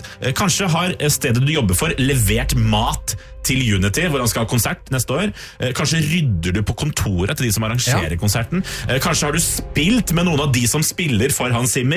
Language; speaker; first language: Norwegian; native; Norwegian